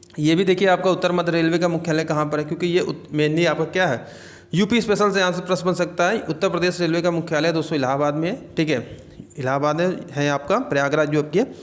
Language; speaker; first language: Hindi; native; Hindi